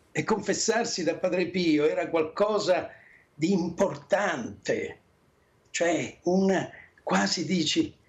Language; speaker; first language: Italian; native; Italian